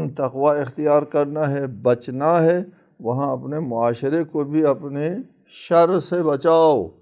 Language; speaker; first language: Urdu; non-native, local second language; Balti